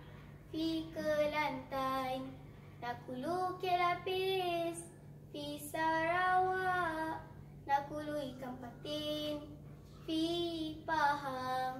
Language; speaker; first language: Arabic; non-native, learner; Malay